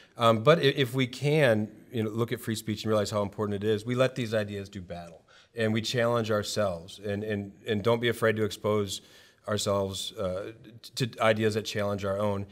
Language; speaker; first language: English; native; English